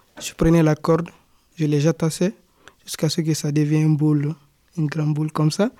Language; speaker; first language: French; non-native, local second language; Fula